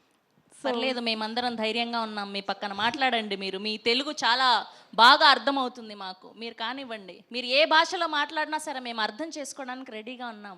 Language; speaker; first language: Telugu; native; Telugu